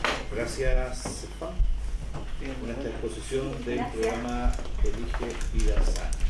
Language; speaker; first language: Spanish; native; Spanish